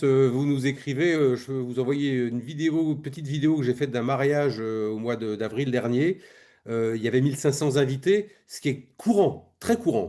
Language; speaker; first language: French; native; French